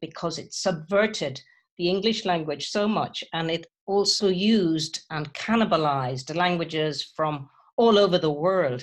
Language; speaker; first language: English; native; English